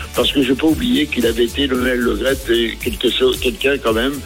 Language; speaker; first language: French; native; French